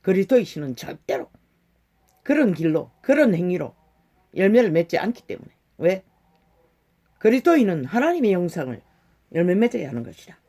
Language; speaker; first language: Korean; native; Korean